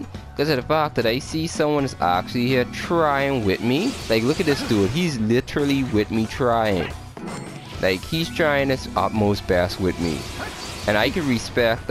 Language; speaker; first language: English; native; English